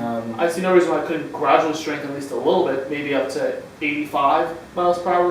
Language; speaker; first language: English; native; English